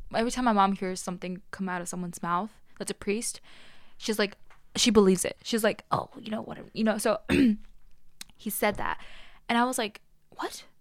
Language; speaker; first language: English; native; English